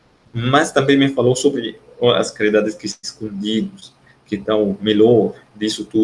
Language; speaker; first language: Portuguese; non-native, fluent; Arabic